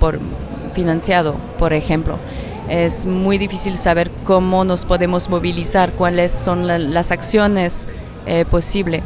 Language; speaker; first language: Spanish; non-native, fluent; French